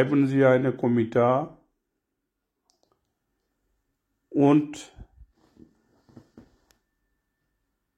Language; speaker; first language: German; non-native, learner; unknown